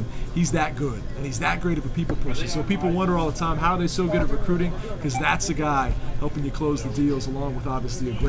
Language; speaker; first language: English; native; English